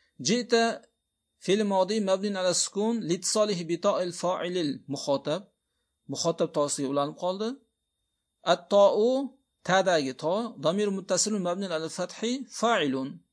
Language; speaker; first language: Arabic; non-native, fluent; Uzbek